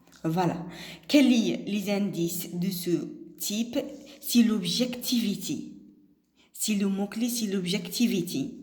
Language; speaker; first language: French; non-native, local second language; Arabic